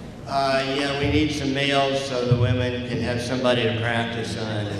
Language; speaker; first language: English; native; English